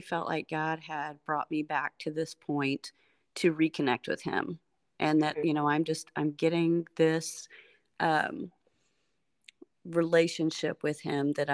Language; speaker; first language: English; native; English